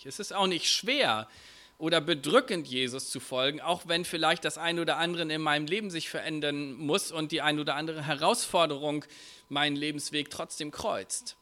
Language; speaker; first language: German; native; German